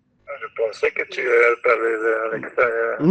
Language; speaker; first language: French; non-native, learner; Dutch